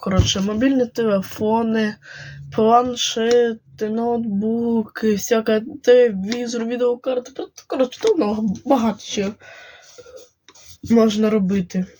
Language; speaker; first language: Ukrainian; non-native, local second language; Russian